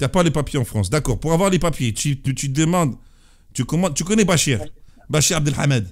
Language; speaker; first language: French; native; French